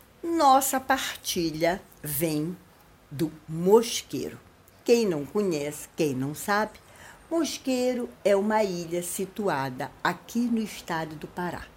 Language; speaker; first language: Portuguese; native; Portuguese